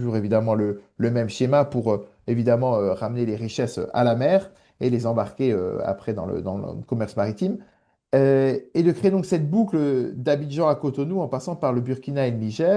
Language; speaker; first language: French; native; French